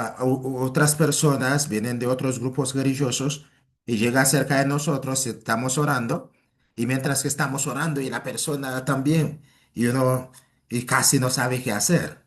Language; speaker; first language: Spanish; non-native, fluent; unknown